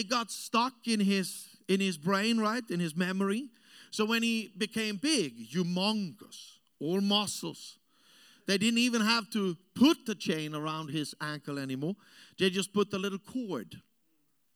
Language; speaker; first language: English; non-native, fluent; German